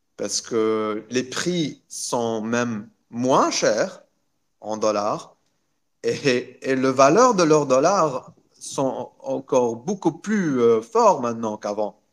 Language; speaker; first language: French; non-native, local second language; Arabic